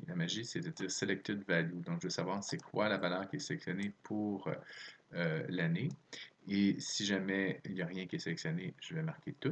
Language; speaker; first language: French; native; French